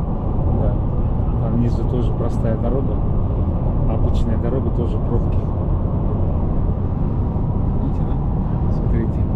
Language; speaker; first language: Russian; non-native, local second language; Kyrgyz